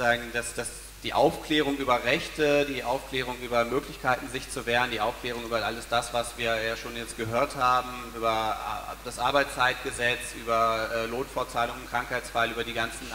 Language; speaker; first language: German; native; German